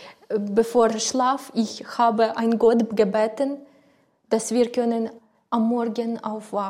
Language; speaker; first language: German; non-native, learner; Ukrainian